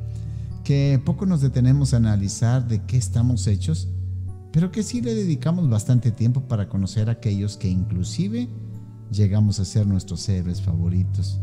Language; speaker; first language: Spanish; native; Spanish